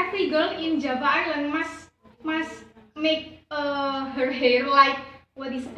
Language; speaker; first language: English; non-native, learner; Javanese